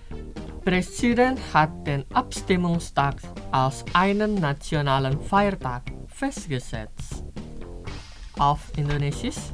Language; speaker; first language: German; non-native, fluent; Indonesian